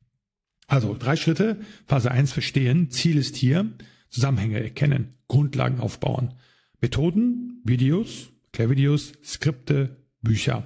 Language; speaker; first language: German; native; German